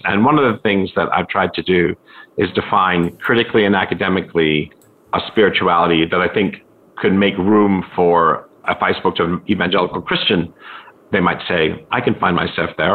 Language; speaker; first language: English; native; English